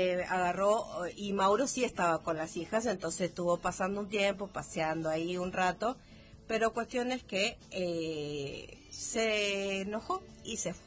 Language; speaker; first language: Spanish; native; Spanish